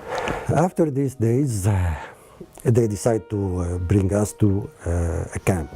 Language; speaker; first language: English; non-native, learner; Arabic